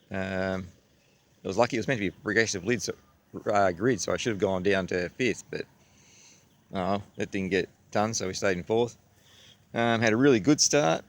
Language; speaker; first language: English; native; English